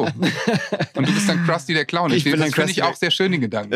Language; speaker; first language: German; native; German